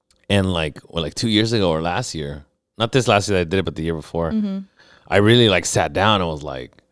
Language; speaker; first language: English; early bilingual, other home language; Spanish